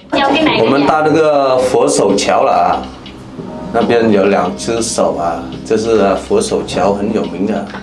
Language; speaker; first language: Chinese; non-native, learner; Vietnamese